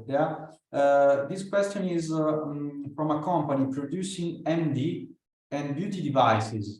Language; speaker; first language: English; non-native, fluent; Italian